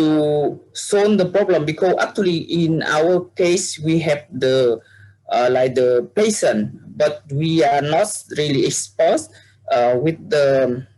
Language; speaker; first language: English; non-native, learner; Vietnamese